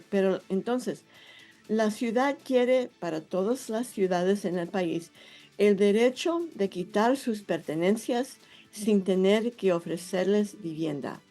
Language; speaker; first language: Spanish; non-native, fluent; English